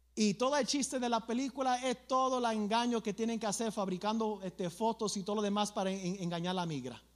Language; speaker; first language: Spanish; early bilingual, other home language; English